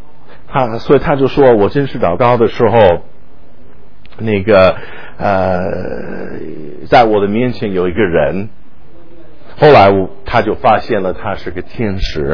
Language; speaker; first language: Chinese; non-native, fluent; English